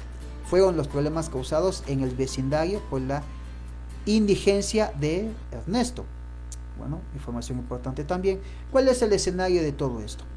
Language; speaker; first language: Spanish; native; Spanish